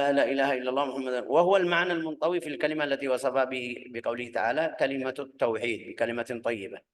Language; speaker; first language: Arabic; native; Arabic